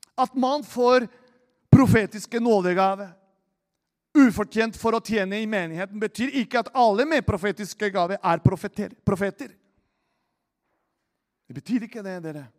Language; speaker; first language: Norwegian; non-native, fluent; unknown